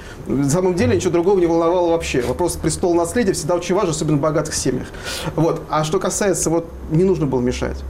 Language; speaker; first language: Russian; native; Russian